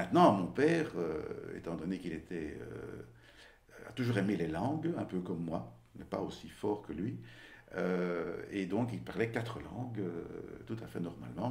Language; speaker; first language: French; native; French